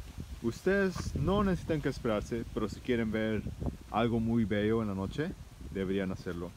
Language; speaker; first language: Spanish; early bilingual, heritage; Spanish